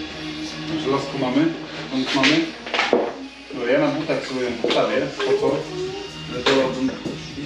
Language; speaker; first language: Polish; native; Polish